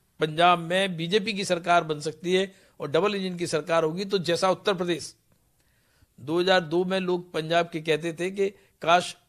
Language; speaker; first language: Hindi; non-native, local second language; Punjabi